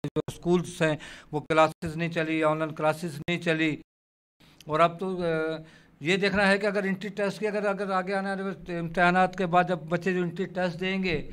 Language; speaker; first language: Urdu; native; Urdu